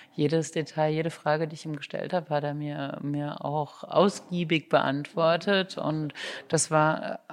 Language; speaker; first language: German; native; German